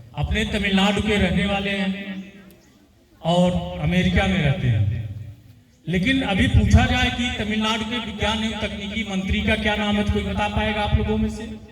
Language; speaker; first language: Hindi; native; Hindi